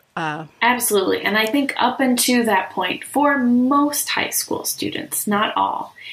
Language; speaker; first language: English; native; English